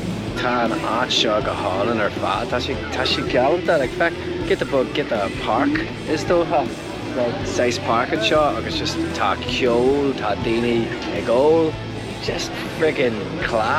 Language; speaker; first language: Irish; non-native, local second language; English